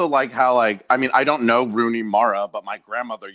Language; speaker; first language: English; native; English